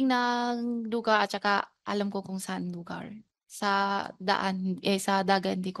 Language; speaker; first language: Filipino; non-native, learner; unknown